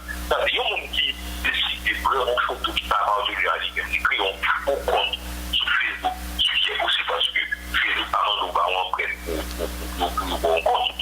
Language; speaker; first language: French; non-native, local second language; Haitian Creole